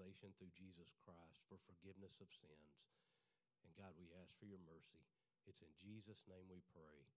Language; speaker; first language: English; native; English